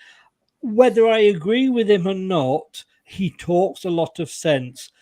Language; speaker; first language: English; native; English